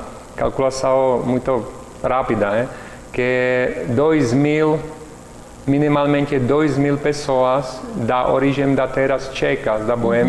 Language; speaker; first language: Portuguese; non-native, learner; Czech